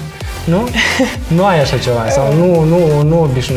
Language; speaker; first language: Romanian; native; Romanian